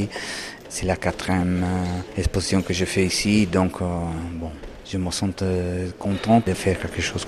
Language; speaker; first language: French; non-native, learner; Italian